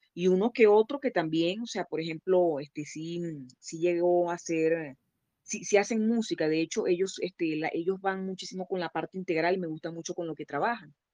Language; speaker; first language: Spanish; native; Spanish